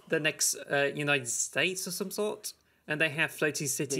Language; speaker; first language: English; native; English